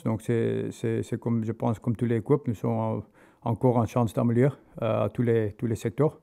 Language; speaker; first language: French; non-native, learner; English